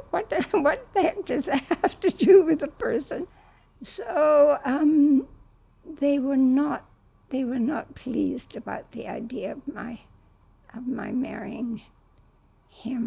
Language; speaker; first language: English; native; English